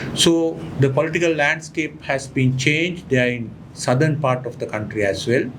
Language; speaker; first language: English; non-native, local second language; Sinhala